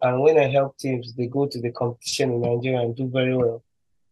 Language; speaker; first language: English; non-native, local second language; Igbo